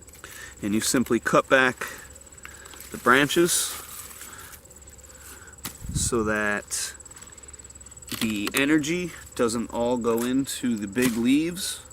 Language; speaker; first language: English; native; English